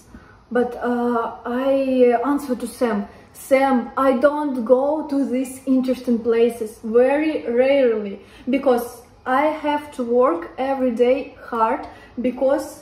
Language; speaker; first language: English; non-native, learner; Russian